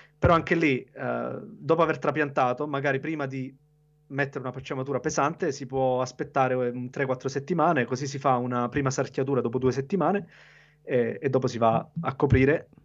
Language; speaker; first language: Italian; native; Italian